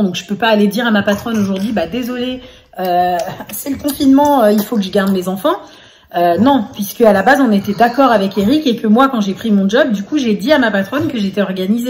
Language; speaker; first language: French; native; French